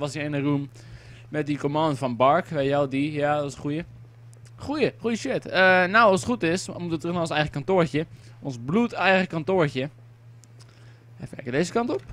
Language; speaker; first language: Dutch; native; Dutch